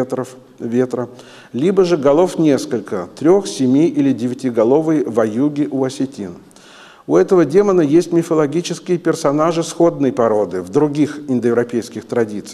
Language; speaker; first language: Russian; native; Russian